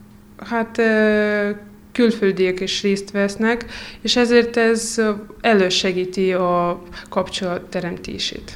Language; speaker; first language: Hungarian; non-native, fluent; Russian